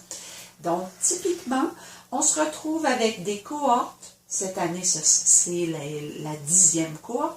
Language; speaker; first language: French; native; French